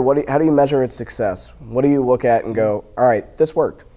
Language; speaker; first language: English; native; English